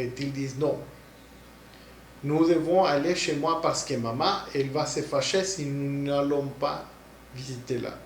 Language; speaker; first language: French; non-native, learner; Spanish